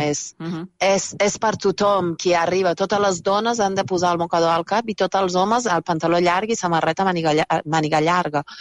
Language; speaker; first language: Catalan; non-native, fluent; Persian